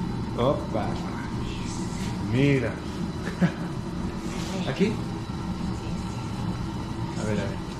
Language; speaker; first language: Spanish; non-native, learner; English